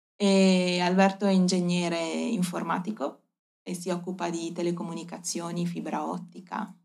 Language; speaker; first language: Italian; native; Italian